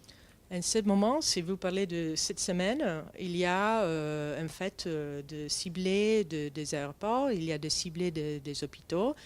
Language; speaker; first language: French; non-native, fluent; Italian